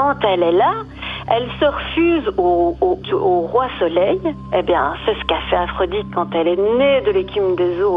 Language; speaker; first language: French; native; French